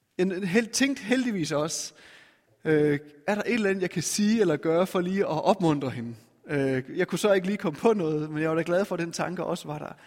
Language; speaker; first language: Danish; native; Danish